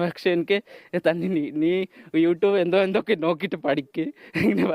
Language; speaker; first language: Malayalam; non-native, learner; Odia